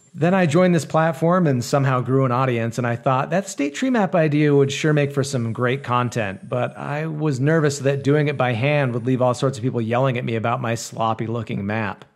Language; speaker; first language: English; native; English